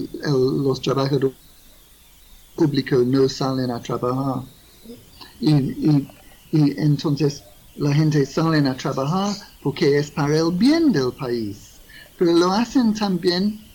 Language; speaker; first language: Spanish; non-native, fluent; English